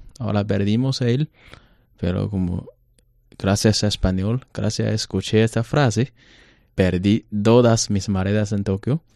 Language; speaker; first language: Spanish; non-native, learner; Chinese